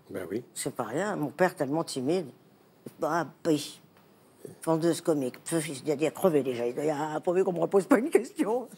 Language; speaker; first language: French; native; French